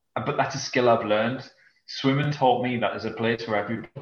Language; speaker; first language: English; native; English